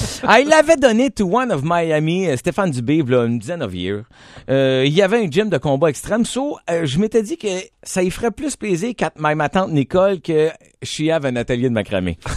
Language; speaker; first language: French; native; French